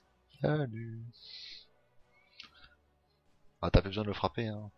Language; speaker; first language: French; native; French